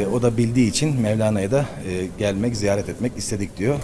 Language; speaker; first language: Turkish; native; Turkish